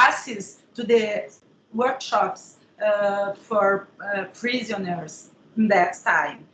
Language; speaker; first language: English; non-native, learner; Portuguese